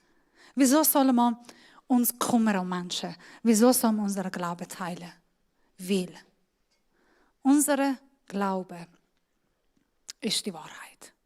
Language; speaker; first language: German; non-native, fluent; Persian